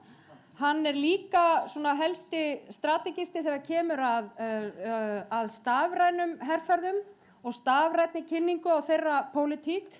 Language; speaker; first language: Icelandic; native; Icelandic